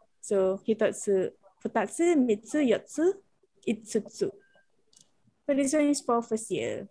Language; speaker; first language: English; non-native, local second language; Malay